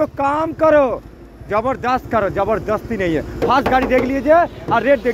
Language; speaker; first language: Hindi; non-native, local second language; Bangla